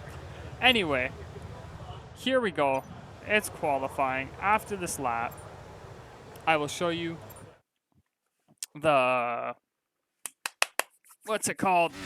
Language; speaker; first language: English; native; English